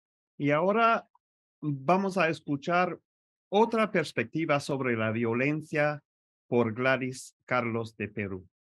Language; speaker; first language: Spanish; non-native, fluent; French